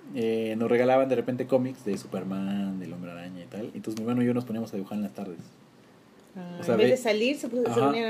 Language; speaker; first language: Spanish; native; Spanish